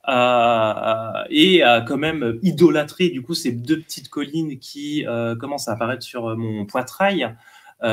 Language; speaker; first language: French; native; French